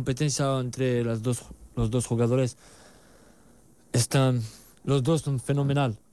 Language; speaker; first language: Spanish; non-native, learner; French